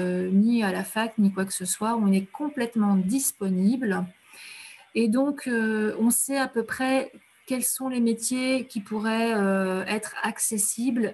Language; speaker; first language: French; native; French